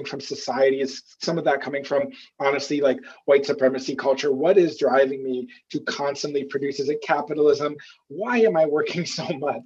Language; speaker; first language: English; native; English